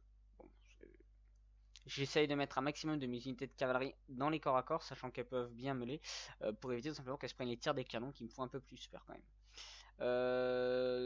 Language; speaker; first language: French; native; French